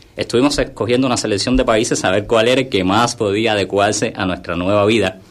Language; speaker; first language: Spanish; native; Spanish